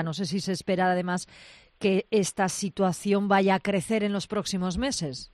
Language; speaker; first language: Spanish; native; Spanish